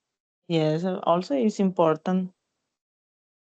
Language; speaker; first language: English; non-native, learner; Spanish